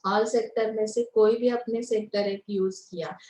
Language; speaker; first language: Hindi; non-native, local second language; Marathi